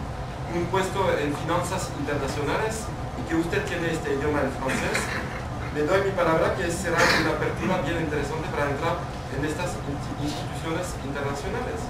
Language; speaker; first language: Spanish; non-native, fluent; French